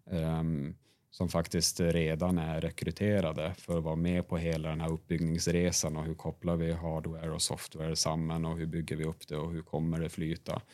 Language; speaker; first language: Swedish; native; Swedish